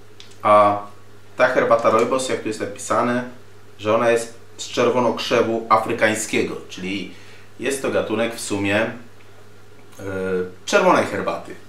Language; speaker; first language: Polish; native; Polish